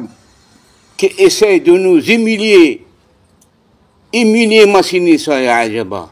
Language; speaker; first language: French; non-native, local second language; Kabyle